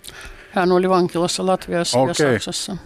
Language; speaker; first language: Finnish; non-native, fluent; Russian